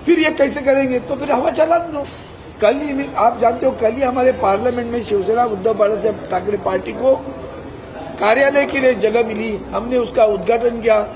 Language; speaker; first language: Hindi; non-native, local second language; Marathi